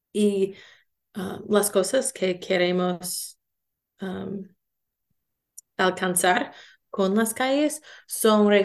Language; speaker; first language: Spanish; non-native, learner; English